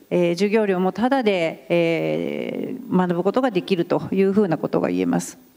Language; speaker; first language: Japanese; native; Japanese